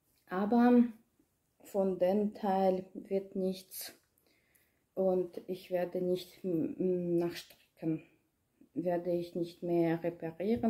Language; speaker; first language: German; non-native, learner; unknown